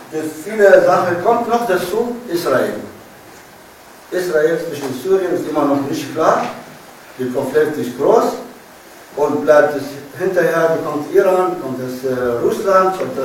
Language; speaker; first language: German; non-native, learner; Arabic